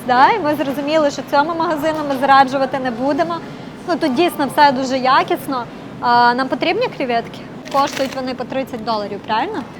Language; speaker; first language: Ukrainian; non-native, local second language; Russian